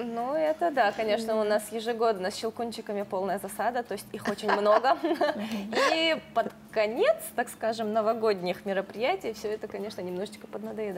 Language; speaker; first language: Russian; native; Russian